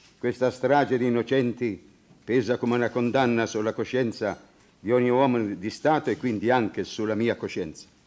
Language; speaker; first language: Italian; native; Italian